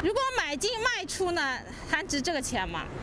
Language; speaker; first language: Chinese; native; Chinese